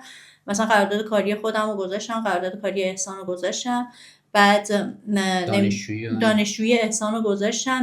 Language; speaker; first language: Persian; native; Persian